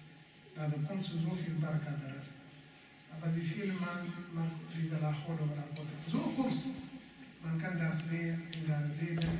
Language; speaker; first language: German; non-native, learner; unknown